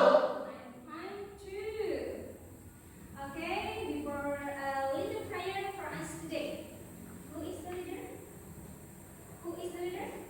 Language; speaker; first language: English; non-native, fluent; Indonesian